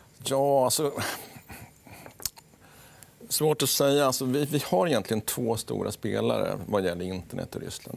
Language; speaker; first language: Swedish; native; Swedish